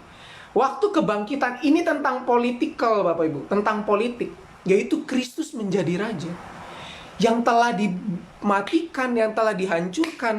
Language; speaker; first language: Indonesian; native; Indonesian